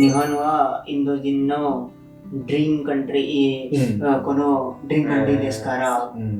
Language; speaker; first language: Japanese; non-native, learner; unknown